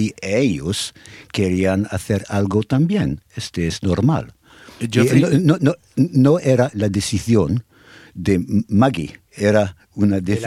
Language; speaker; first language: Spanish; non-native, fluent; English